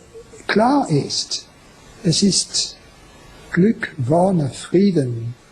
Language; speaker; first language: German; non-native, fluent; French